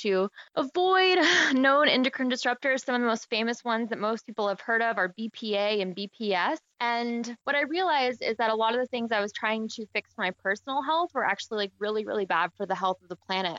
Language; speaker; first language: English; native; English